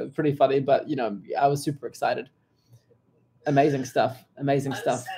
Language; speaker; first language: English; native; English